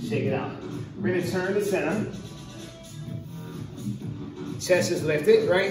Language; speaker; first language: English; native; English